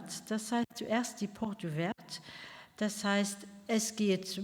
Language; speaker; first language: German; non-native, local second language; Luxembourgish